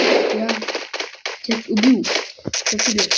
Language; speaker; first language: Russian; non-native, local second language; Kazakh